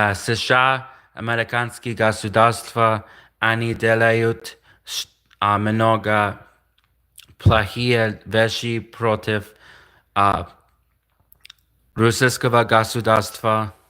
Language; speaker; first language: Russian; non-native, learner; English